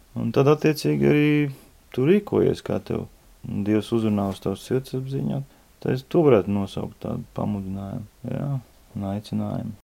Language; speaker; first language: Latvian; native; Latvian